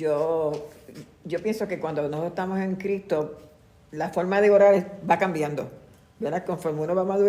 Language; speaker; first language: Spanish; native; Spanish